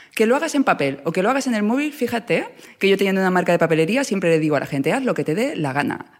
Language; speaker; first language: Spanish; native; Spanish